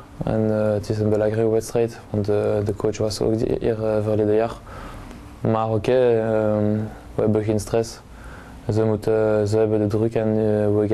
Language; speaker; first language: Dutch; non-native, local second language; French